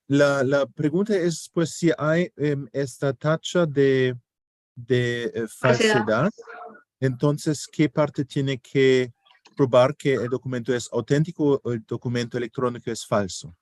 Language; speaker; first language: Spanish; non-native, fluent; German